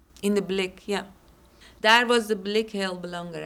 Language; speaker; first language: Dutch; non-native, fluent; Persian